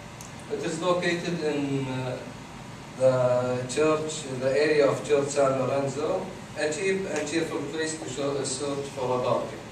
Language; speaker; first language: English; non-native, fluent; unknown